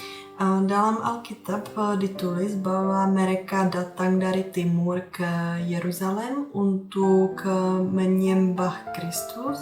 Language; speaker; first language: Indonesian; non-native, fluent; Czech